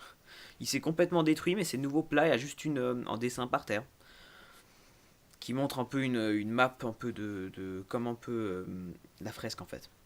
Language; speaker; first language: French; native; French